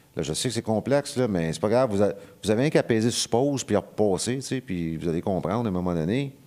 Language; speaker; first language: French; native; French